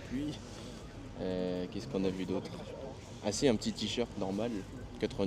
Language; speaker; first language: French; native; French